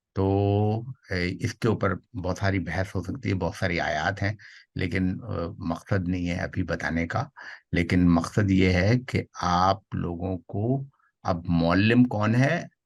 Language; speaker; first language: Urdu; native; Urdu